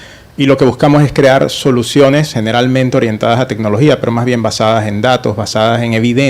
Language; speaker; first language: Spanish; native; Spanish